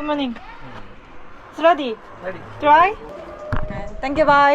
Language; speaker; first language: English; non-native, learner; Korean